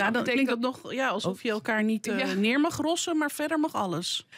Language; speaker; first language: Dutch; native; Dutch